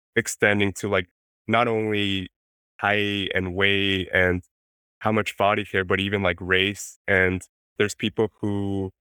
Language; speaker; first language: English; non-native, fluent; Spanish